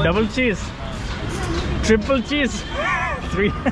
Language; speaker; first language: Hindi; non-native, learner; English